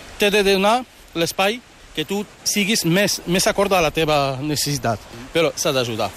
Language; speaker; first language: Catalan; early bilingual, other home language; Arabic